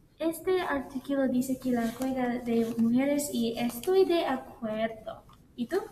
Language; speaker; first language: Spanish; non-native, learner; English